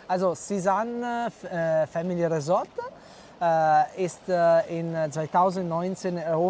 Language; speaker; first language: German; non-native, learner; Italian